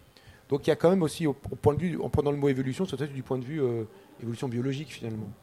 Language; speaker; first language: French; native; French